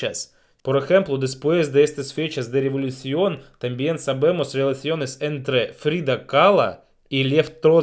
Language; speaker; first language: Spanish; non-native, learner; Russian